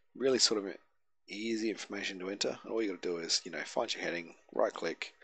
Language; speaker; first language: English; native; English